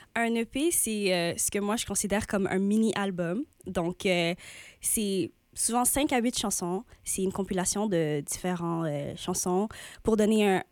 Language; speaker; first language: French; native; French